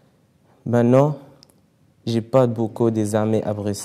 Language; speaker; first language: French; non-native, learner; Arabic